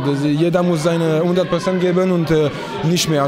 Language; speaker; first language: German; non-native, fluent; French